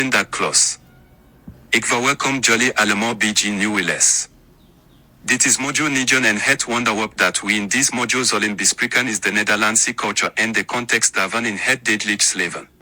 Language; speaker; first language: Dutch; non-native, learner; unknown